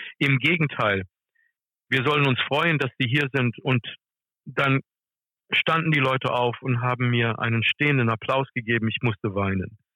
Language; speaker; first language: German; early bilingual, other home language; English